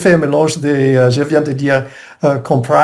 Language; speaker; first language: French; non-native, learner; English